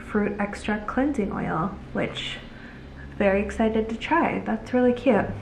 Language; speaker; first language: English; native; English